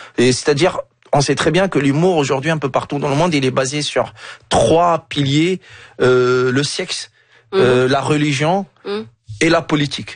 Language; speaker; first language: French; non-native, local second language; Arabic